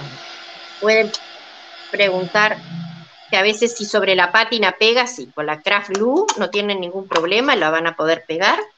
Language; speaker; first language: Spanish; native; Spanish